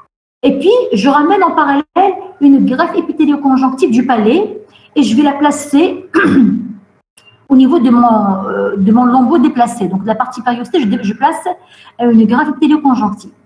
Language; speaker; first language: French; non-native, local second language; Arabic